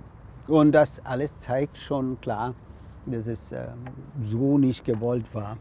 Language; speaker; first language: German; non-native, fluent; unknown